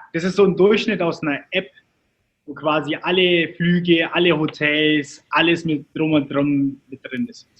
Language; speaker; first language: German; early bilingual, other home language; Turkish